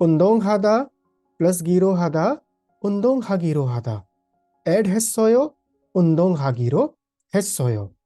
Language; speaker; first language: Korean; non-native, fluent; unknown